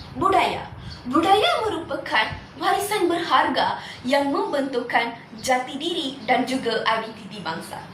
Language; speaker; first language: Malay; non-native, local second language; Tamil